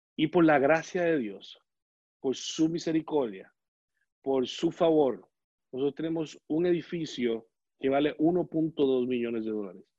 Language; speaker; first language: Spanish; native; Spanish